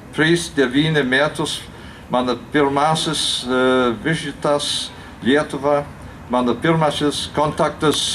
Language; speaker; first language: Lithuanian; non-native, learner; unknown